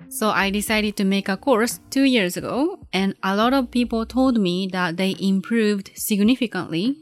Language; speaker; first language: English; non-native, fluent; Japanese